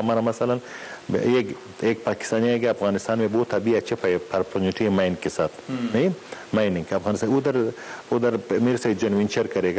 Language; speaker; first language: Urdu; non-native, learner; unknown